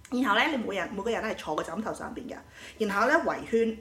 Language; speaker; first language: Cantonese; early bilingual, heritage; Cantonese